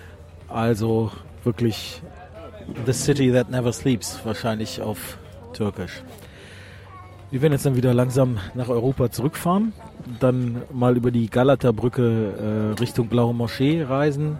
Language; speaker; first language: German; native; German